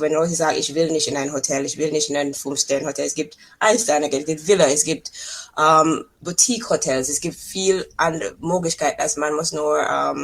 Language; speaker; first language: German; non-native, fluent; English